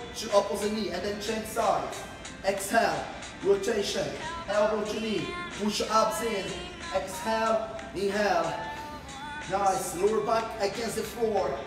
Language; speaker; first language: English; non-native, fluent; Portuguese